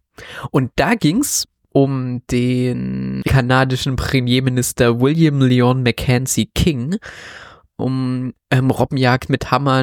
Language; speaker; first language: German; native; German